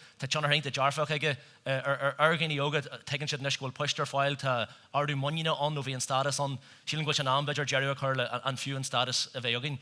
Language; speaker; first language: Irish; native; Irish